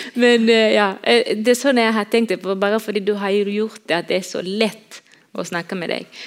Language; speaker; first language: Norwegian; non-native, fluent; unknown